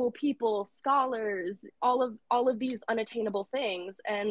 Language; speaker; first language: English; native; English